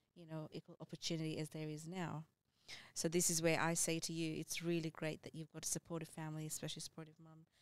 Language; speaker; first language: English; early bilingual, other home language; Amharic